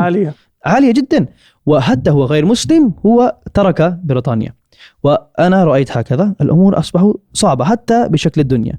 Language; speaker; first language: Arabic; non-native, fluent; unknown